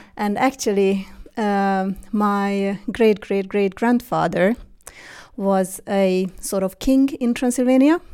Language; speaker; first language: English; non-native, fluent; Hungarian